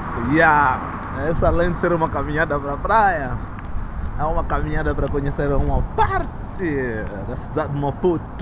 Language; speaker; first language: Portuguese; non-native, local second language; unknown